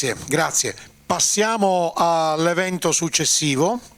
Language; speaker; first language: Italian; native; Italian